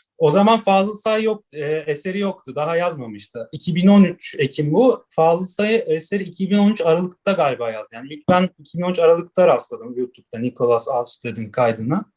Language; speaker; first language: Turkish; native; Turkish